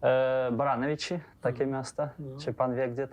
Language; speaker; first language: Polish; non-native, learner; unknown